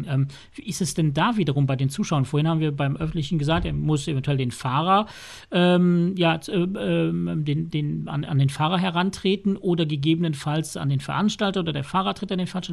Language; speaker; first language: German; native; German